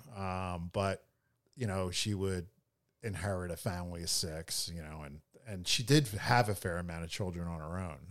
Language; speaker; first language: English; native; English